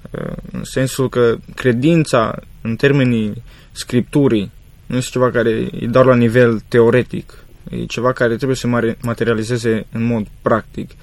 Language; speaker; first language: Romanian; native; Romanian